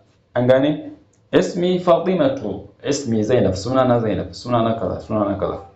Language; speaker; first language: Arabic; non-native, fluent; Hausa